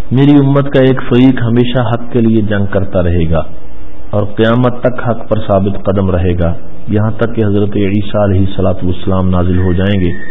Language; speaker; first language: Urdu; non-native, local second language; Punjabi